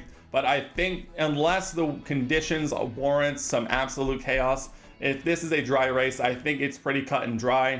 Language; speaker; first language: English; native; English